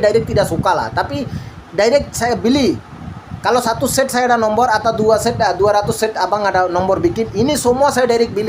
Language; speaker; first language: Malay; non-native, learner; Bangla